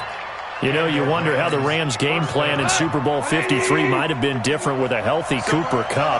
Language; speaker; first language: English; native; English